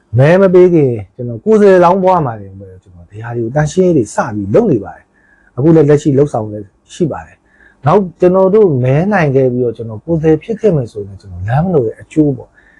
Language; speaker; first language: Burmese; native; Burmese